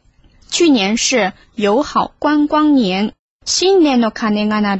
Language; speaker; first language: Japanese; non-native, fluent; Chinese